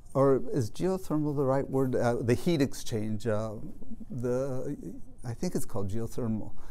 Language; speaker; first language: English; native; English